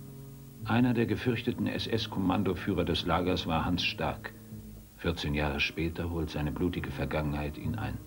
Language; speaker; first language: German; native; German